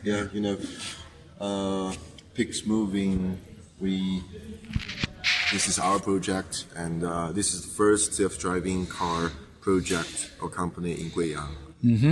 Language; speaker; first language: English; non-native, fluent; Chinese